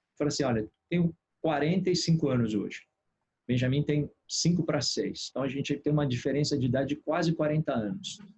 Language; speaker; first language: Portuguese; native; Portuguese